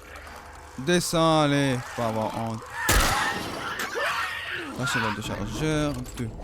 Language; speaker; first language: French; native; French